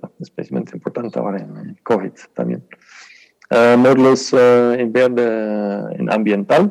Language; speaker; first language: Spanish; non-native, fluent; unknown